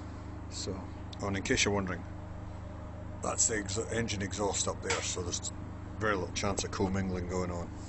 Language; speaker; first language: English; native; English